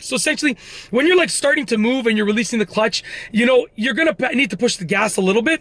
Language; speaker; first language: English; native; English